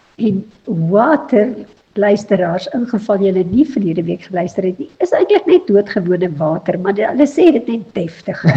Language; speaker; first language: Afrikaans; native; Afrikaans